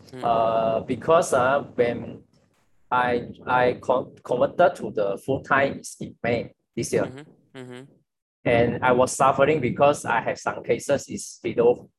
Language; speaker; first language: English; non-native, local second language; Chinese